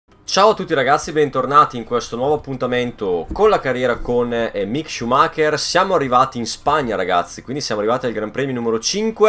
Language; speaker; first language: Italian; native; Italian